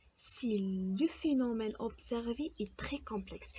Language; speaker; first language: French; non-native, local second language; Arabic